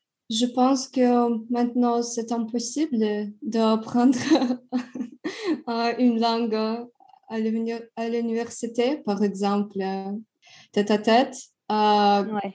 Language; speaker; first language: French; non-native, learner; Russian